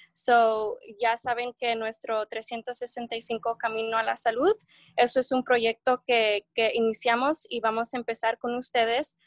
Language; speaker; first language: Spanish; early bilingual, heritage; Spanish